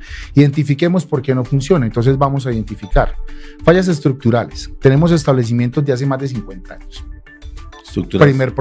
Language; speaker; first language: Spanish; native; Spanish